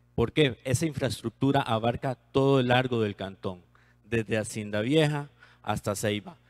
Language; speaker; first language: Spanish; native; Spanish